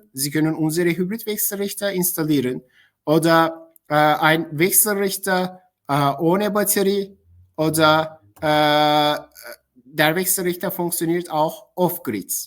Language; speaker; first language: German; non-native, fluent; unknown